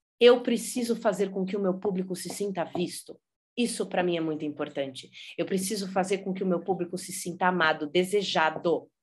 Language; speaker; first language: Portuguese; early bilingual, heritage; Portuguese